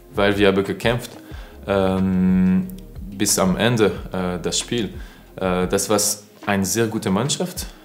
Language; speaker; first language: German; non-native, learner; French